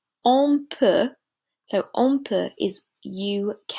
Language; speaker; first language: French; non-native, fluent; English